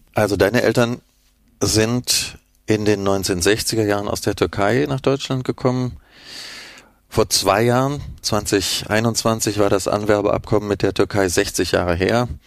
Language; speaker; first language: German; native; German